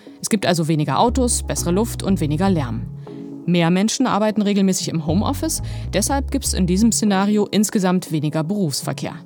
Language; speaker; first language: German; native; German